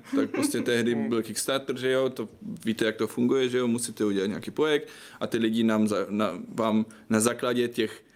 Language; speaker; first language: Czech; non-native, fluent; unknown